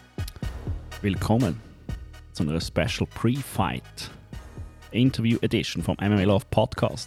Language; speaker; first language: German; native; German